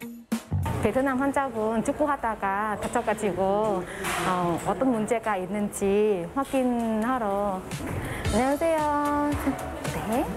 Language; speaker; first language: Korean; non-native, fluent; Vietnamese